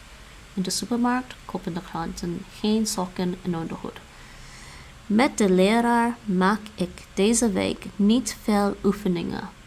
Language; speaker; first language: Dutch; non-native, learner; English